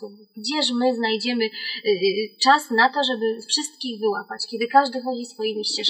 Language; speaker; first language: Polish; native; Polish